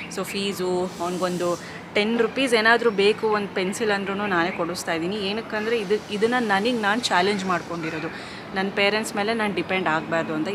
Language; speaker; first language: Kannada; non-native, local second language; Telugu